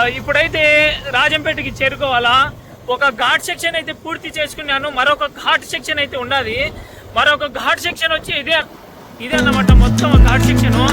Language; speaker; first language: Telugu; non-native, local second language; Urdu